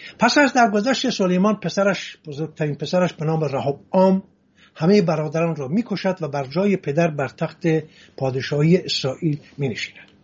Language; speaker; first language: Persian; non-native, local second language; Assyrian Neo-Aramaic